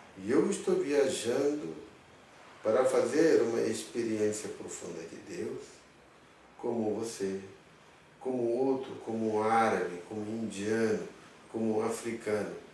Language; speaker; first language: Portuguese; non-native, fluent; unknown